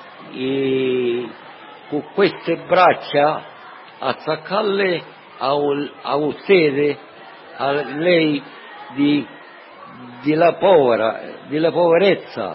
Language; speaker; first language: Italian; non-native, learner; Sicilian